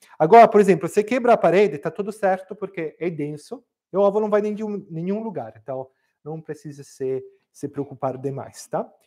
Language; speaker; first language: Portuguese; non-native, fluent; Italian